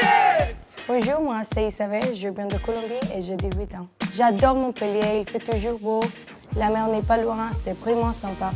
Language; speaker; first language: French; non-native, fluent; Spanish